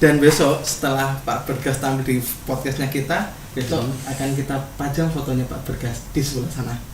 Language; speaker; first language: Indonesian; native; Indonesian